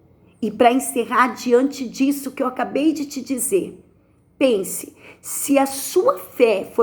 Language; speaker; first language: Portuguese; native; Portuguese